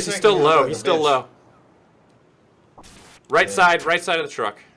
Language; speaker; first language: English; native; English